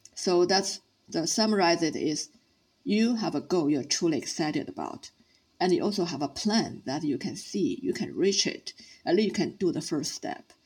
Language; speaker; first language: English; non-native, fluent; Chinese